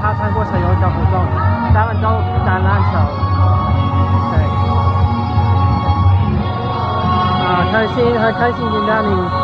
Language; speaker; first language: Chinese; non-native, learner; English